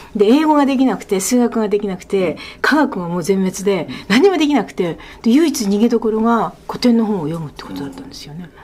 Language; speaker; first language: Japanese; native; Japanese